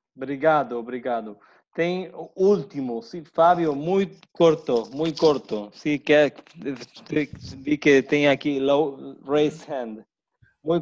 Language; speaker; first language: Portuguese; non-native, fluent; Spanish